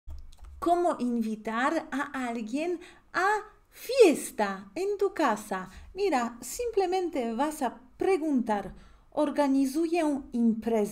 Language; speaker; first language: Spanish; non-native, fluent; Polish